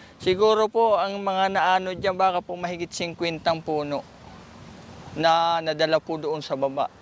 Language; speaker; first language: Filipino; non-native, local second language; Iloko